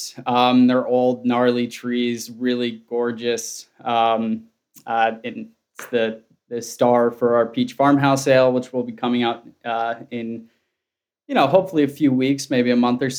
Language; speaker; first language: English; native; English